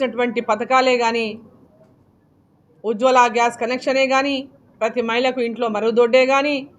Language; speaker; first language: Telugu; native; Telugu